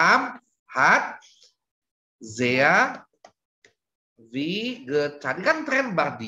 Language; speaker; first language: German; non-native, learner; Indonesian